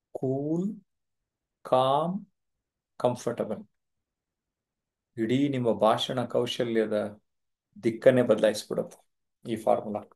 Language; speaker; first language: Kannada; native; Kannada